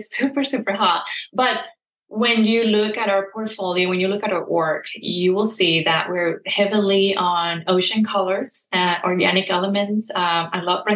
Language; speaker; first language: English; non-native, fluent; Spanish